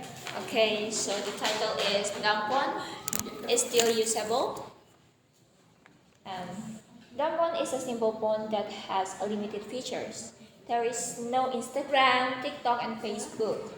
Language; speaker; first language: English; non-native, learner; Indonesian